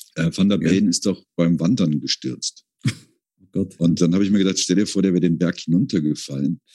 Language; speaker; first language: German; native; German